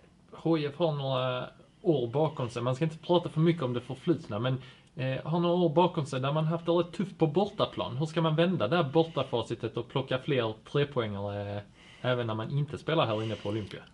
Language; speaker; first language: Swedish; native; Swedish